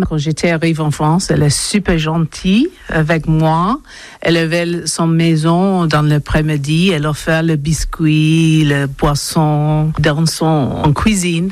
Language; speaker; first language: French; non-native, learner; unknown